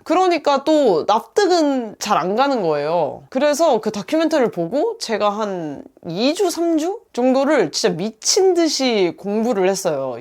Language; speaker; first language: Korean; native; Korean